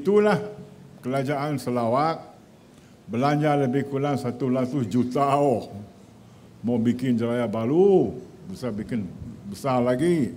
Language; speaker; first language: Malay; native; Malay